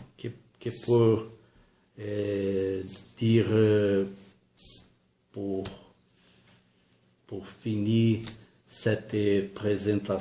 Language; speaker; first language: French; non-native, learner; Portuguese